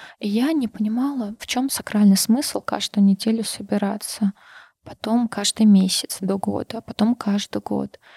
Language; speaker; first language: Russian; non-native, local second language; Karachay-Balkar